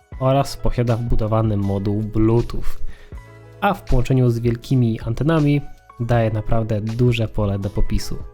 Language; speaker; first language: Polish; native; Polish